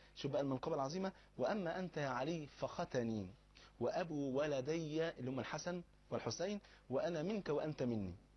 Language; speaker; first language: Egyptian Arabic; native; Egyptian Arabic